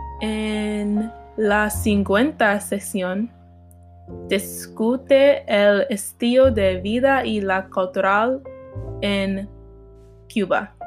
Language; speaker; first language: Spanish; non-native, learner; English